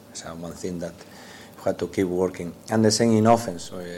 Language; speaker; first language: English; non-native, fluent; Spanish